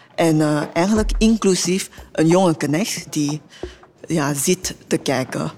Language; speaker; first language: Dutch; non-native, fluent; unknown